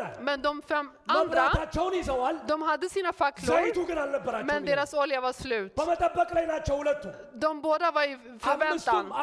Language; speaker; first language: Swedish; non-native, fluent; Amharic